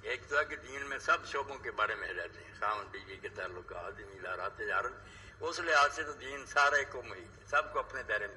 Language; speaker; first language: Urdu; non-native, local second language; Punjabi